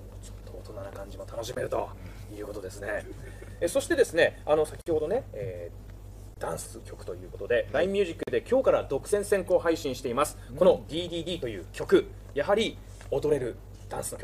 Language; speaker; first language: Japanese; native; Japanese